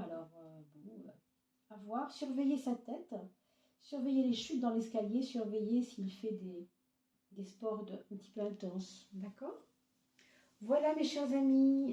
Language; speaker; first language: French; native; French